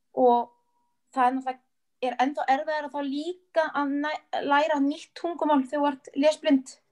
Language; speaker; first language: Icelandic; early bilingual, other home language; French